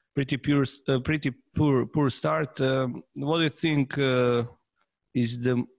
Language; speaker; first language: English; non-native, fluent; Serbian